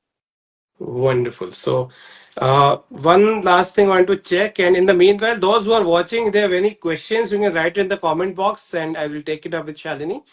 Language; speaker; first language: English; non-native, local second language; Hindi